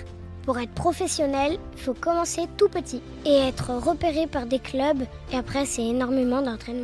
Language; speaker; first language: French; native; French